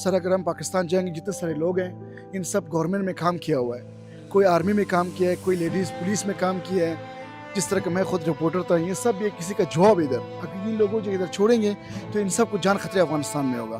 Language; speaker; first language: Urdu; non-native, fluent; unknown